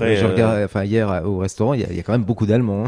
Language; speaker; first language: French; native; French